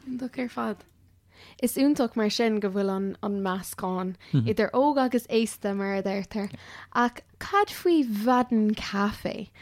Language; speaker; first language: Irish; non-native, local second language; English